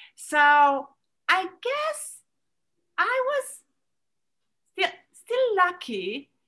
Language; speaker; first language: English; non-native, fluent; Romanian